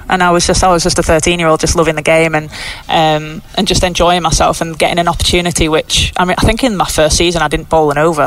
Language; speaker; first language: English; native; English